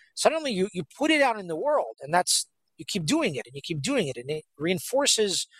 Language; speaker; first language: English; native; English